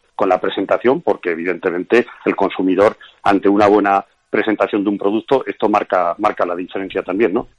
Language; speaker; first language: Spanish; native; Spanish